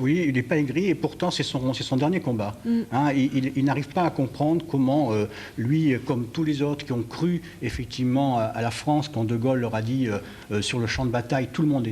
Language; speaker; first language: French; native; French